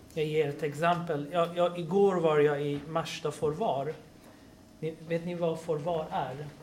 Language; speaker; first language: Swedish; non-native, fluent; Persian